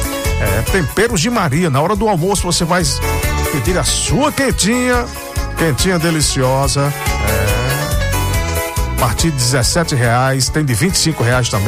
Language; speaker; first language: Portuguese; native; Portuguese